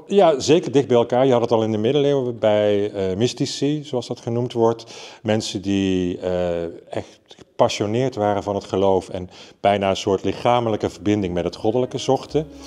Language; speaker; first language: Dutch; native; Dutch